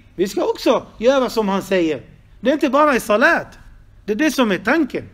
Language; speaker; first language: Swedish; non-native, fluent; Arabic